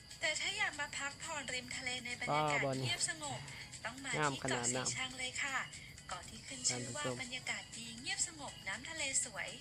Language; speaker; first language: Thai; native; Thai